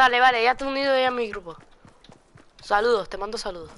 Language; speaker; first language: Spanish; early bilingual, other home language; English